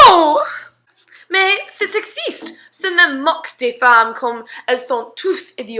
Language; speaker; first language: French; non-native, learner; English